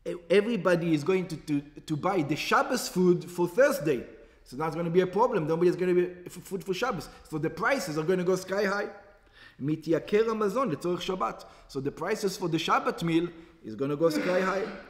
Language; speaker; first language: English; non-native, fluent; Hebrew